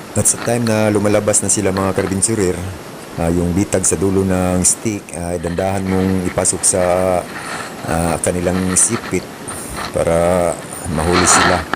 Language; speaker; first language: Filipino; non-native, local second language; Cebuano